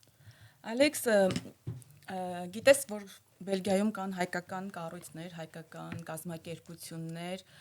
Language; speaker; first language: Armenian; early bilingual, heritage; Armenian